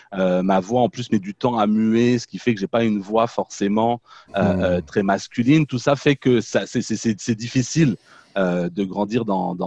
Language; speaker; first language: French; native; French